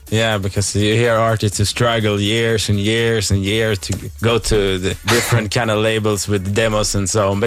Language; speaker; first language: English; non-native, fluent; Swedish